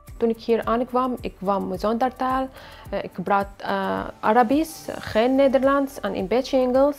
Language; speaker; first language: Dutch; non-native, learner; Arabic